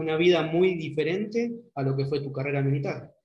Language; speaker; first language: Spanish; native; Spanish